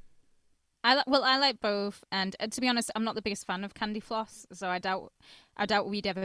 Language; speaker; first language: English; native; English